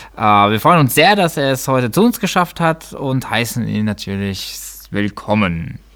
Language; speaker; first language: German; native; German